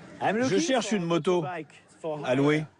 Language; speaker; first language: French; native; French